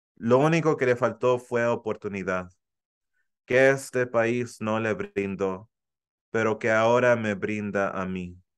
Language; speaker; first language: Spanish; early bilingual, heritage; Spanish